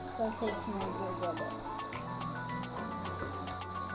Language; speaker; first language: Japanese; non-native, learner; Filipino